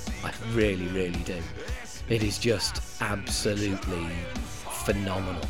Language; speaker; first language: English; native; English